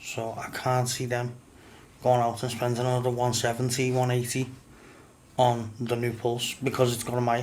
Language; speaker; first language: English; native; English